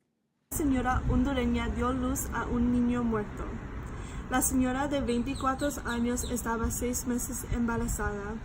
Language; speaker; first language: Spanish; non-native, learner; English